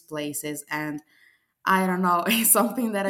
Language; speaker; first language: English; non-native, fluent; Italian